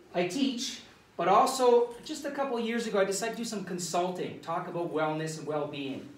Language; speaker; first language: English; native; English